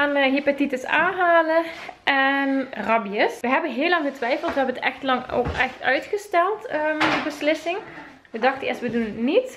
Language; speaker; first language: Dutch; native; Dutch